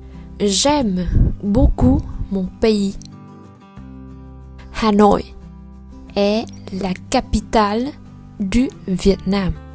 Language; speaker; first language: French; non-native, learner; Vietnamese